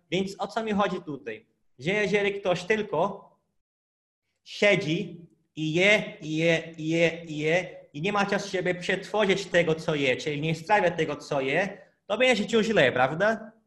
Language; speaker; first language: Polish; non-native, fluent; Portuguese